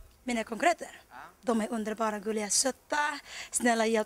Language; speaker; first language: Swedish; non-native, fluent; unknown